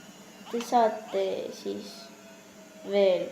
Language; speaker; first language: Estonian; non-native, local second language; Russian